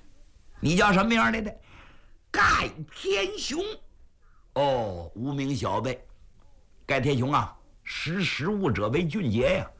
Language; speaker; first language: Chinese; native; Chinese